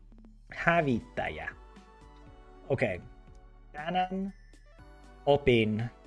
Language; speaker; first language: Finnish; non-native, learner; English